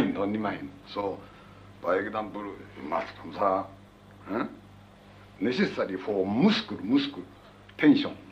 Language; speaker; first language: English; non-native, learner; Japanese